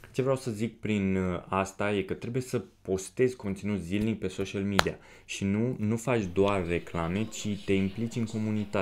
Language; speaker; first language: Romanian; native; Romanian